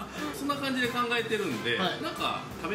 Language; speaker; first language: Japanese; native; Japanese